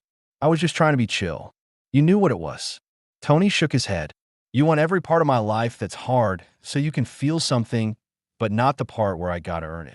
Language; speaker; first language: English; native; English